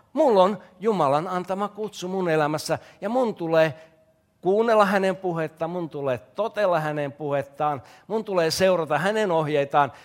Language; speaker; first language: Finnish; native; Finnish